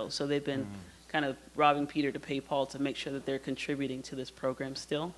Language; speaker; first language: English; native; English